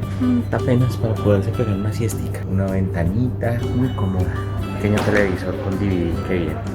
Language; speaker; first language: Spanish; native; Spanish